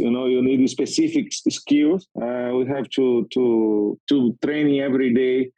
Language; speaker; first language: English; non-native, learner; Portuguese